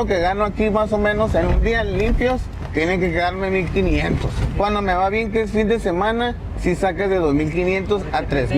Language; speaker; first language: Spanish; native; Spanish